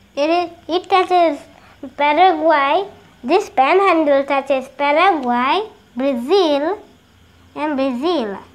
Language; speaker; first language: English; non-native, local second language; Bangla